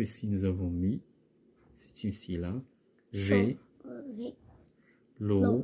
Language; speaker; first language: French; non-native, local second language; Arabic